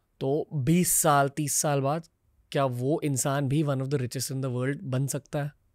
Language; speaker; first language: Hindi; native; Hindi